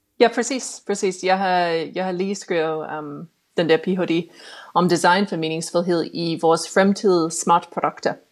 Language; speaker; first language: Danish; non-native, fluent; English